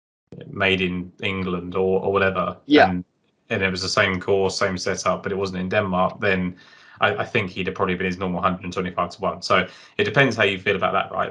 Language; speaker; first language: English; native; English